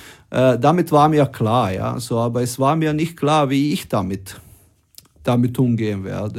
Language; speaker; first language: German; non-native, fluent; Croatian